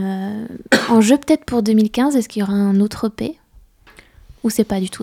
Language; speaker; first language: French; native; French